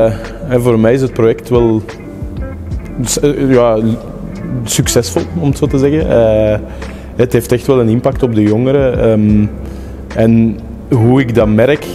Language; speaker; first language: Dutch; native; Dutch